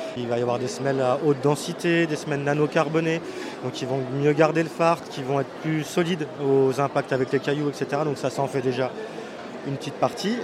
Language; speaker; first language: French; native; French